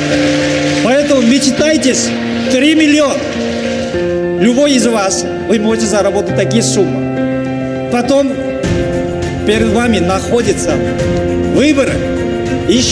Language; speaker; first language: Russian; non-native, learner; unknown